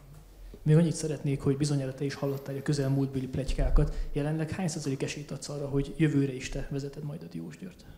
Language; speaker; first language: Hungarian; native; Hungarian